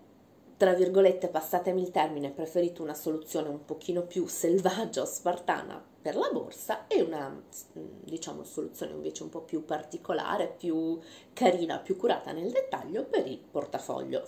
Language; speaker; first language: Italian; native; Italian